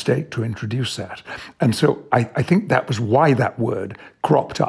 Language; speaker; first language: English; native; English